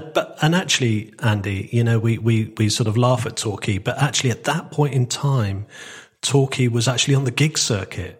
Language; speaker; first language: English; native; English